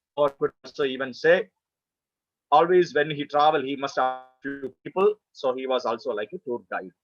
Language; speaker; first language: English; non-native, local second language; Malayalam